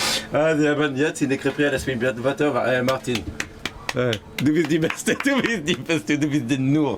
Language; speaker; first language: German; non-native, learner; French